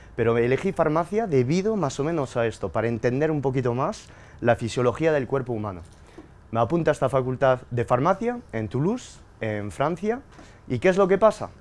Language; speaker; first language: Spanish; early bilingual, heritage; French